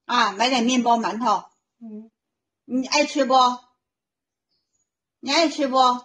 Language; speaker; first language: Chinese; native; Chinese